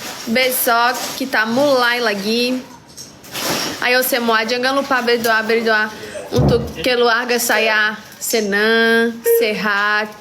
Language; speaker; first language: Indonesian; non-native, learner; Portuguese